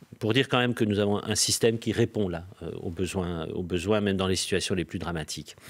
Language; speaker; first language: French; native; French